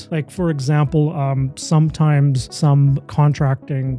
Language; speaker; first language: English; native; English